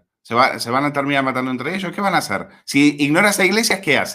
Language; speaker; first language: Spanish; native; Spanish